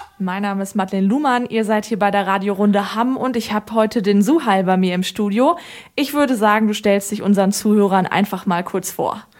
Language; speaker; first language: German; native; German